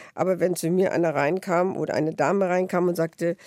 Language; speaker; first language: German; native; German